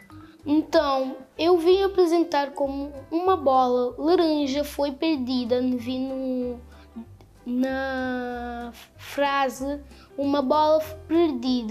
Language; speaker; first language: Portuguese; non-native, local second language; Kabuverdianu